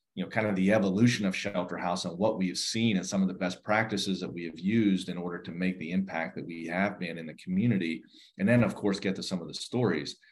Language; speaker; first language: English; native; English